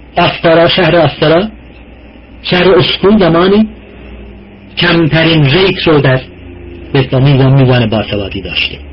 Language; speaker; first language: Persian; non-native, local second language; Azerbaijani